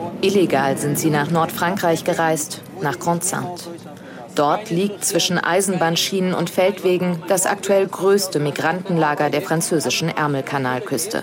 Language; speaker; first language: German; native; German